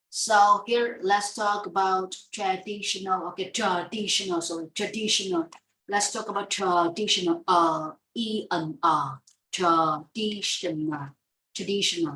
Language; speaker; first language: English; non-native, fluent; Vietnamese